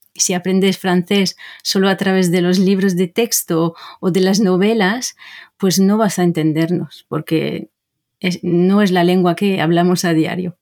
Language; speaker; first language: Spanish; non-native, fluent; French